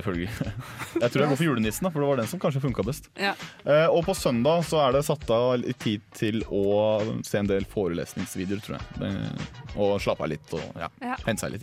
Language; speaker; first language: Norwegian; native; Norwegian